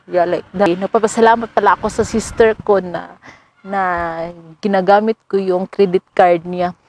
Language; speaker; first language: Filipino; non-native, local second language; Cebuano